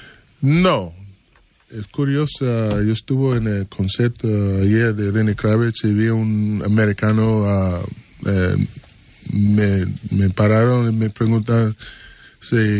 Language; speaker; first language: Spanish; non-native, learner; English